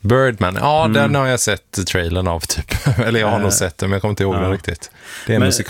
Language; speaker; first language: Swedish; native; Swedish